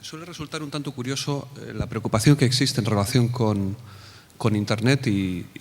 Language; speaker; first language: Spanish; native; Spanish